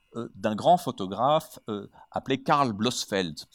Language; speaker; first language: French; native; French